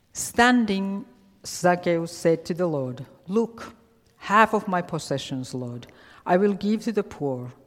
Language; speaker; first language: English; non-native, fluent; Finnish